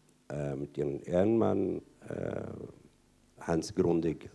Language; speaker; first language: German; non-native, fluent; Arabic